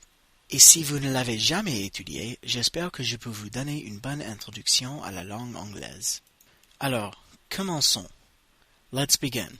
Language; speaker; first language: French; non-native, fluent; English